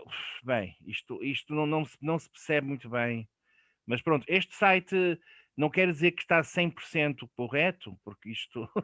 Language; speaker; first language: Portuguese; non-native, fluent; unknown